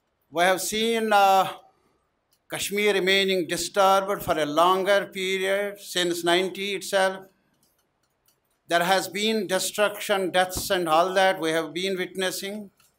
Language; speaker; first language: English; non-native, local second language; Urdu